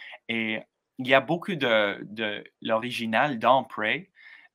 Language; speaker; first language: French; non-native, learner; English